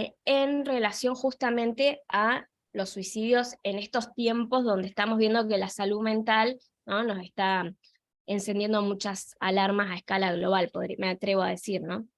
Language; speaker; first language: Spanish; native; Spanish